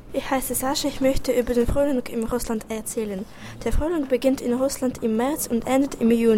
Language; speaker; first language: German; non-native, learner; Russian